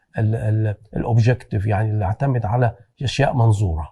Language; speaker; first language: Arabic; native; Arabic